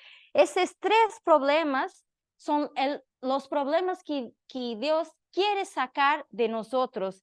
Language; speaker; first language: Spanish; non-native, learner; Portuguese